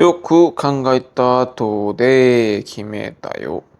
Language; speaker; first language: Japanese; non-native, learner; Korean